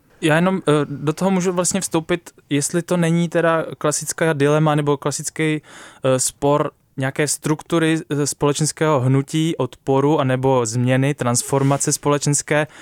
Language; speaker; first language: Czech; native; Czech